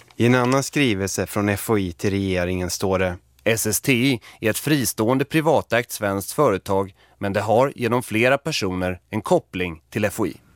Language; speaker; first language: Swedish; native; Swedish